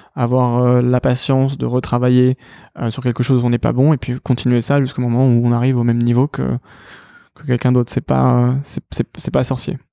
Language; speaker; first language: French; native; French